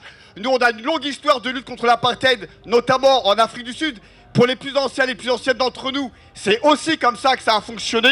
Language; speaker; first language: French; native; French